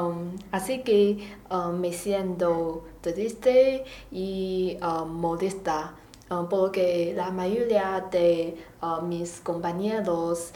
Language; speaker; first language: Spanish; non-native, learner; Chinese